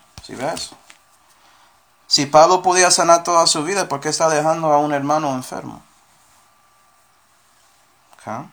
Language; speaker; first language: Spanish; non-native, fluent; English